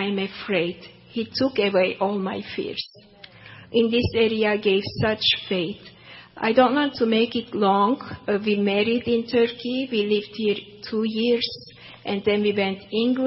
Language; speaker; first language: English; non-native, learner; Turkish